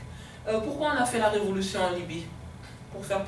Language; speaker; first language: French; non-native, fluent; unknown